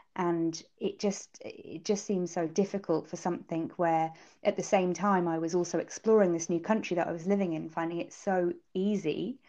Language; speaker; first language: English; native; English